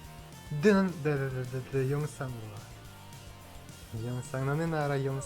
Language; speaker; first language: Korean; non-native, learner; Russian